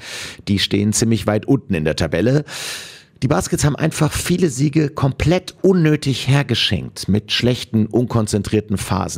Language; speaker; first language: German; native; German